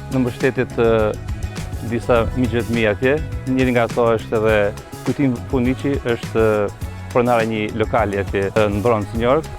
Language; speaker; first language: Albanian; native; Albanian